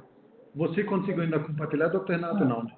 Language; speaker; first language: Portuguese; non-native, fluent; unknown